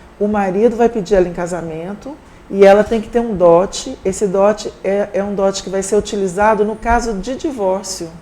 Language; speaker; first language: Portuguese; native; Portuguese